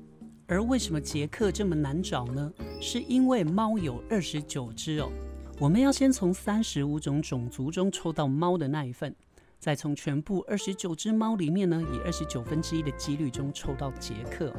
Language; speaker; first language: Chinese; native; Chinese